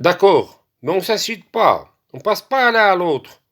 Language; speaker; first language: French; non-native, local second language; Arabic